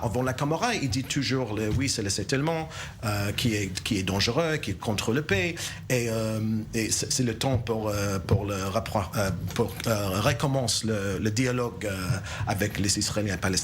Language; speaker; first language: French; non-native, learner; English